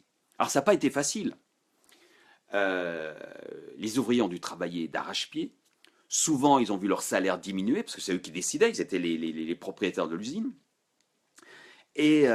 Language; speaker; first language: French; native; French